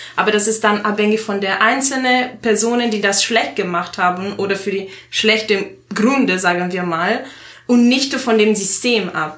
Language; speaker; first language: German; non-native, fluent; Italian